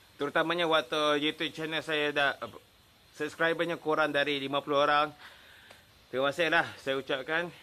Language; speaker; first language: English; non-native, local second language; Malay